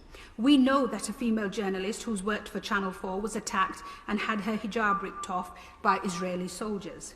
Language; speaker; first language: English; native; English